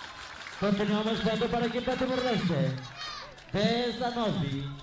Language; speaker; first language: Portuguese; non-native, local second language; Tetum